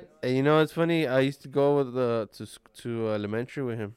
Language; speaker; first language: English; early bilingual, other home language; Spanish